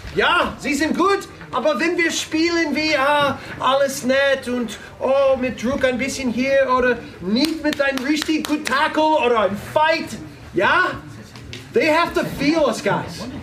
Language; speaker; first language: German; non-native, fluent; English